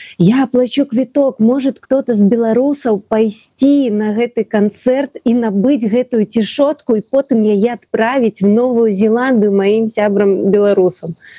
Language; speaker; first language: Belarusian; non-native, local second language; Russian